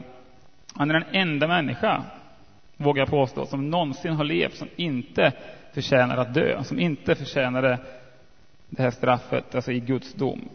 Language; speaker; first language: Swedish; native; Swedish